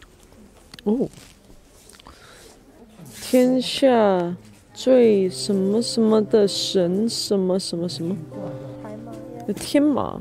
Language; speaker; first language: Chinese; non-native, fluent; English